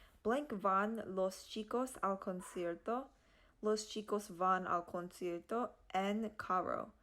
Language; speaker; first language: Spanish; non-native, learner; English